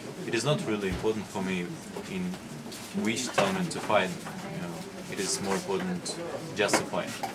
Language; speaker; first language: English; non-native, fluent; Russian